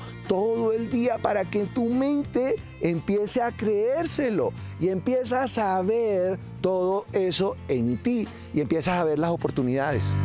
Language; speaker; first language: Spanish; native; Spanish